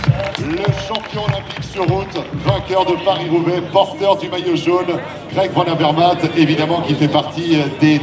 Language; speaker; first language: French; native; French